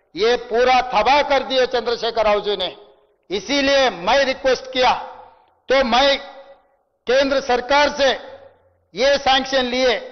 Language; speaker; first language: Hindi; non-native, local second language; Telugu